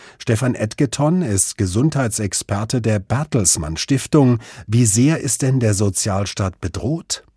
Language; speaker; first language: German; native; German